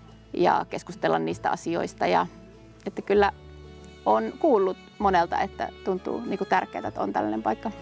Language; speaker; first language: Finnish; native; Finnish